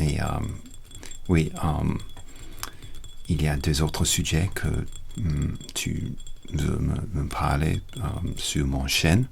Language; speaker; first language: French; non-native, learner; English